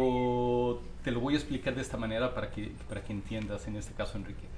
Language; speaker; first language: Spanish; native; Spanish